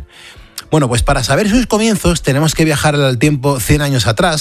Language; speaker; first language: Spanish; native; Spanish